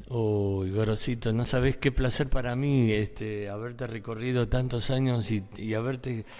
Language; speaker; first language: Spanish; native; Spanish